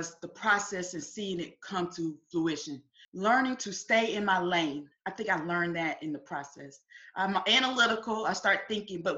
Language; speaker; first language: English; native; English